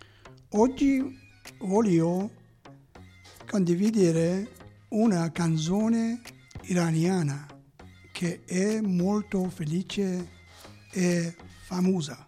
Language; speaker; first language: Italian; non-native, learner; Persian